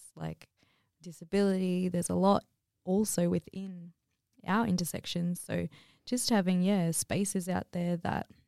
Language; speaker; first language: English; native; English